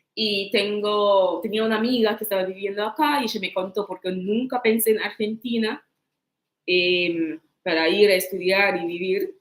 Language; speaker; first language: Spanish; non-native, fluent; English